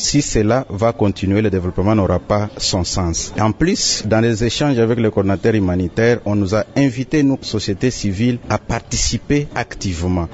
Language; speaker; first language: French; non-native, local second language; Swahili